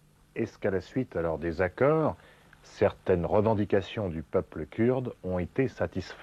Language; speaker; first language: French; native; French